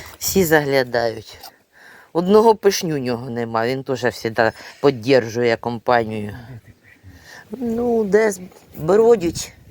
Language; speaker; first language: Ukrainian; native; Ukrainian